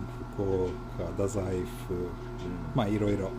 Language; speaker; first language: Japanese; non-native, fluent; Swedish